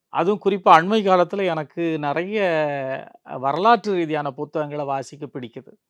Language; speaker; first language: Tamil; native; Tamil